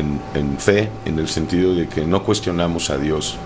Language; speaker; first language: Spanish; native; Spanish